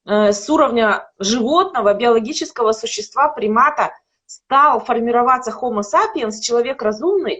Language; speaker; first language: Russian; native; Russian